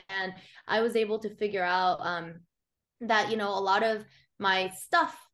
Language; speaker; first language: English; early bilingual, other home language; Korean